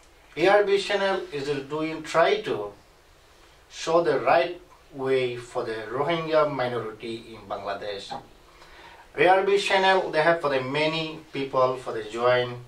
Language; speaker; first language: English; non-native, learner; Rohingya